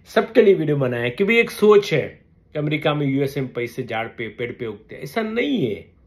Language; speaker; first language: Hindi; non-native, local second language; Gujarati